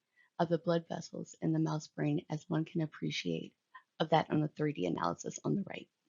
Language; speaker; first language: English; native; English